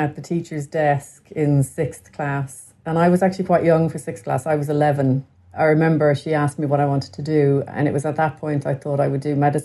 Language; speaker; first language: English; native; English